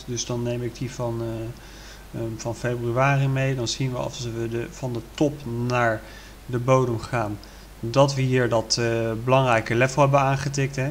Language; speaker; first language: Dutch; native; Dutch